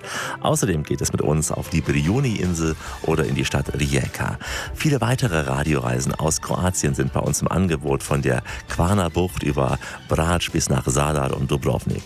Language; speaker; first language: German; native; German